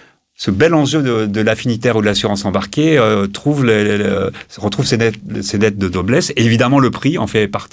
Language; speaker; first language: French; native; French